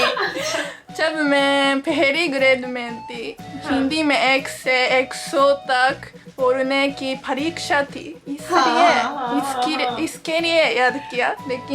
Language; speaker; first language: Hindi; non-native, learner; Japanese